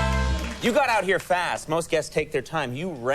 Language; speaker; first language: English; native; English